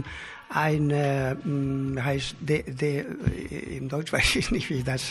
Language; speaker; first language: German; non-native, learner; Catalan